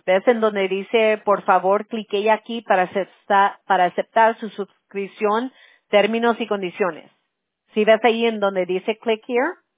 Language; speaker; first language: Spanish; early bilingual, heritage; Spanish